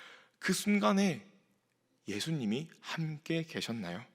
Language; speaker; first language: Korean; native; Korean